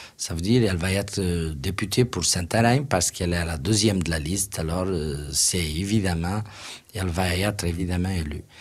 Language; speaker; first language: French; non-native, fluent; Portuguese